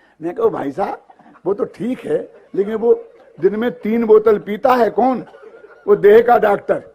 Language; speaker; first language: Hindi; native; Hindi